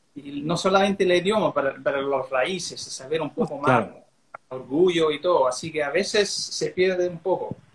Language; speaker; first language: Spanish; early bilingual, heritage; Spanish